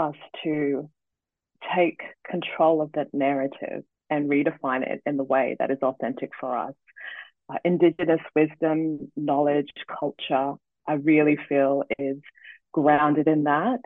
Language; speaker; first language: English; native; English